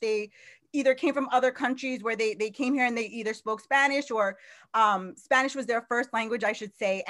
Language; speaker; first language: English; native; English